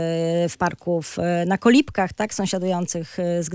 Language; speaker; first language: Polish; native; Polish